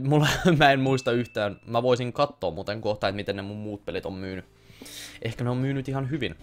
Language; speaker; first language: Finnish; native; Finnish